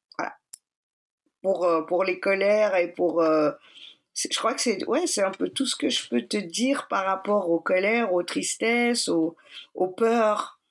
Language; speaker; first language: French; native; French